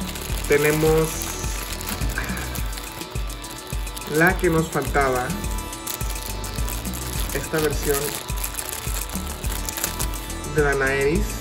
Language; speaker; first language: Spanish; native; Spanish